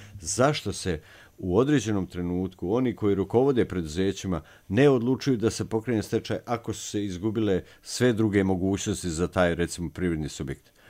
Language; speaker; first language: Serbian; native; Serbian